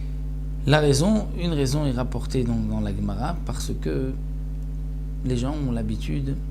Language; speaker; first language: French; native; French